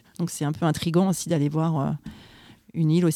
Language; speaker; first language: French; native; French